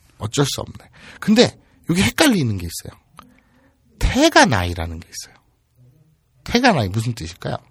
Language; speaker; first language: Korean; native; Korean